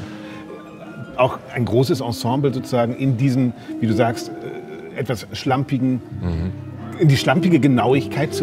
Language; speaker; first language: German; native; German